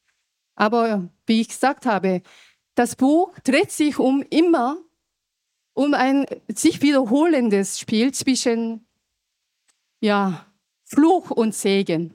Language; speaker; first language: German; non-native, fluent; Korean